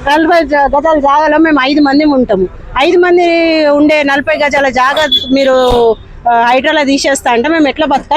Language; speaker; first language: Telugu; native; Telugu